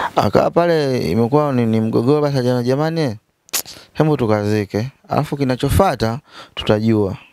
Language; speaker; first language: Swahili; native; Swahili